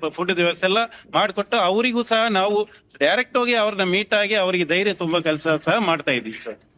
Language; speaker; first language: Kannada; native; Kannada